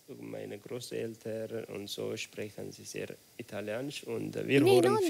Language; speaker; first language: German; non-native, learner; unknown